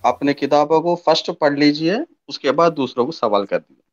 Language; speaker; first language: Hindi; non-native, local second language; Telugu